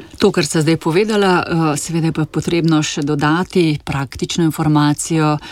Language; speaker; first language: Slovenian; native; Slovenian